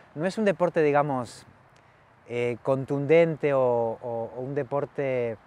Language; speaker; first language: Spanish; native; Spanish